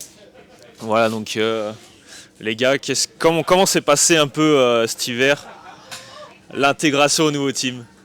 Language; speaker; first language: French; native; French